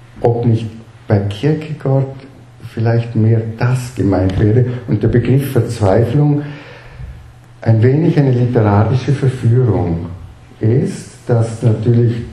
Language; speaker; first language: German; native; German